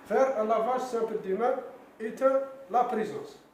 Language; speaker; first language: French; non-native, local second language; Arabic